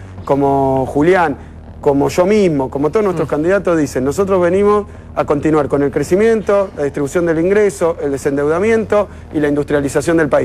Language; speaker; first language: Spanish; native; Spanish